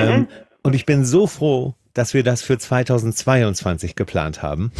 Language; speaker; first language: German; native; German